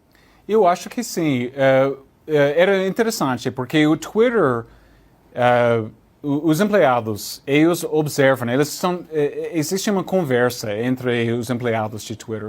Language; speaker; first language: Portuguese; non-native, learner; English